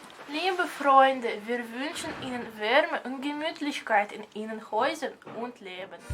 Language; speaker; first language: German; non-native, fluent; Russian